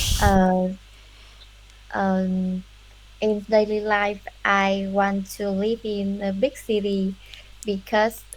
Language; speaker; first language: English; non-native, learner; Vietnamese